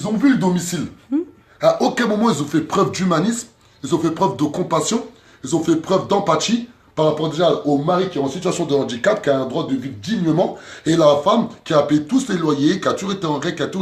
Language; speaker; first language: French; native; French